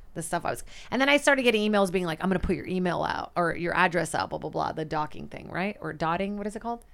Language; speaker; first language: English; non-native, fluent; Portuguese